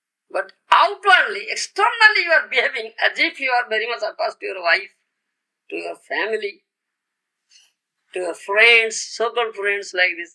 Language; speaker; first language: English; non-native, local second language; Odia